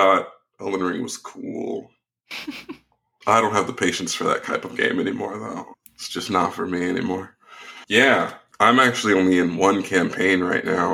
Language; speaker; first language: English; native; English